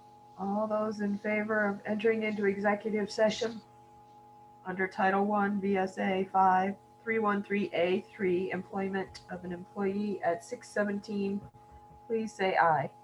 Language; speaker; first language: English; native; English